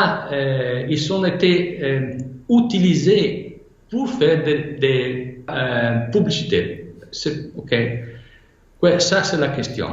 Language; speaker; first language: French; non-native, fluent; Italian